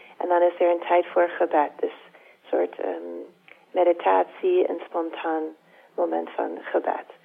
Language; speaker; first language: Dutch; non-native, fluent; English